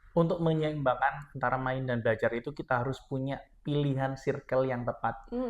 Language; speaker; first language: Indonesian; non-native, local second language; Madurese